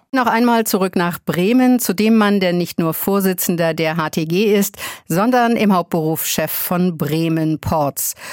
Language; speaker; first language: German; native; German